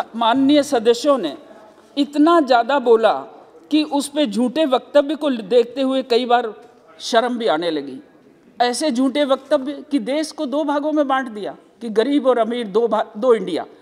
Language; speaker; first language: Hindi; native; Hindi